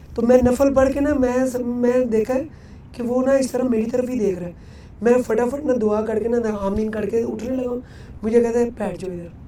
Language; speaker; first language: Urdu; non-native, local second language; Punjabi